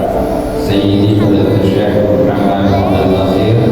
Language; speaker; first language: Indonesian; native; Indonesian